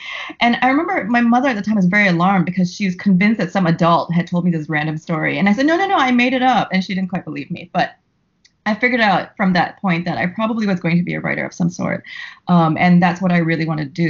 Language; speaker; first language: English; native; English